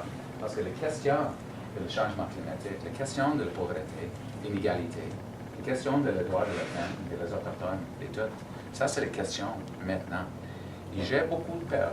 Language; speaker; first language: French; non-native, learner; English